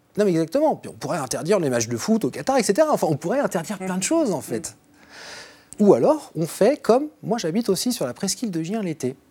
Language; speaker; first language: French; native; French